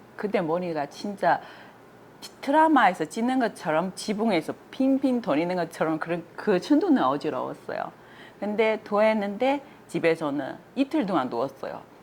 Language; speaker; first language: Korean; non-native, fluent; Chinese